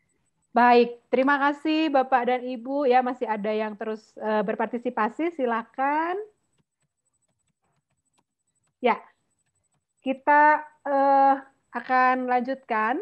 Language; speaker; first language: Indonesian; native; Indonesian